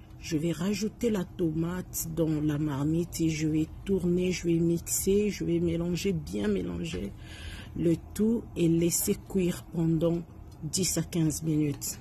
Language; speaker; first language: French; non-native, local second language; Lingala